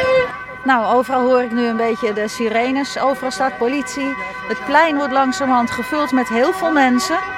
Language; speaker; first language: Dutch; native; Dutch